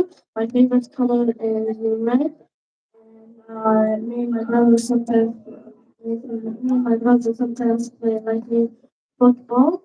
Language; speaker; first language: English; non-native, learner; Arabic